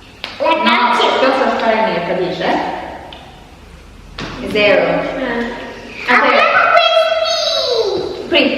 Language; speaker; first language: Albanian; early bilingual, heritage; Albanian